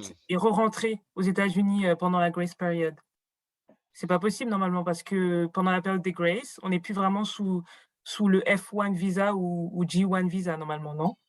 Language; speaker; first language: French; native; French